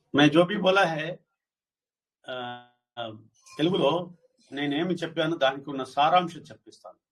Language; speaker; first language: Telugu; non-native, learner; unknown